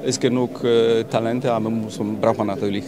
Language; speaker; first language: German; non-native, fluent; Polish